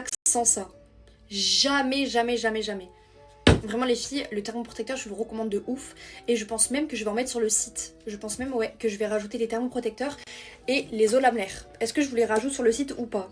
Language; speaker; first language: French; native; French